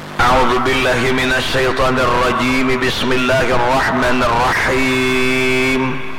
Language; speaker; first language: Arabic; non-native, fluent; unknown